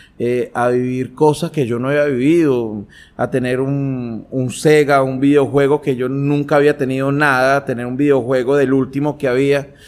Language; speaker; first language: Spanish; native; Spanish